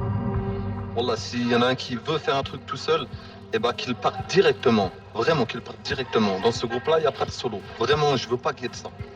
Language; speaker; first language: French; native; French